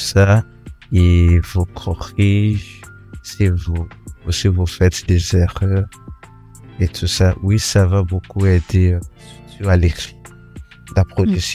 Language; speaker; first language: French; non-native, fluent; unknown